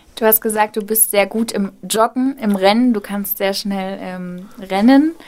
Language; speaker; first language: German; native; German